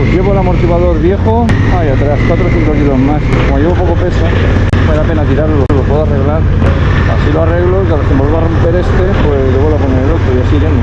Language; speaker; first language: Spanish; native; Spanish